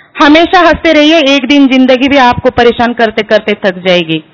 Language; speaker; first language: Hindi; non-native, local second language; Marathi